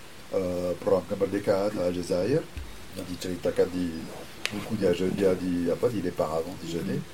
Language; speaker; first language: Indonesian; non-native, fluent; French